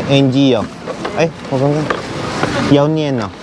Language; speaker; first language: Chinese; non-native, learner; Filipino